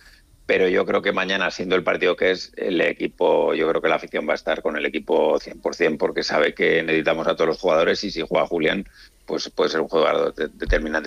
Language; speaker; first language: Spanish; native; Spanish